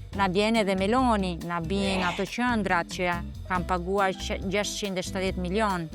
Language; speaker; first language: Albanian; early bilingual, heritage; Albanian